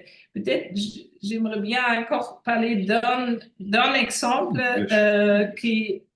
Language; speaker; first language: French; non-native, fluent; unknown